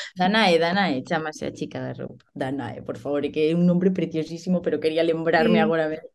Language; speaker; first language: Galician; non-native, local second language; Spanish